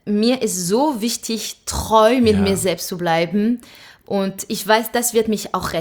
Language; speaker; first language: German; non-native, fluent; French